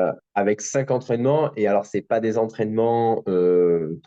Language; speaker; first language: French; native; French